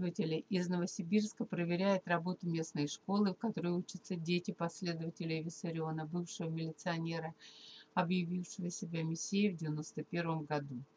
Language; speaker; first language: Russian; native; Russian